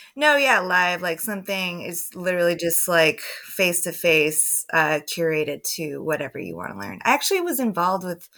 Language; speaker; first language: English; native; English